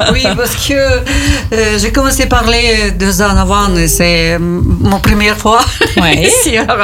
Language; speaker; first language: French; non-native, learner; Ukrainian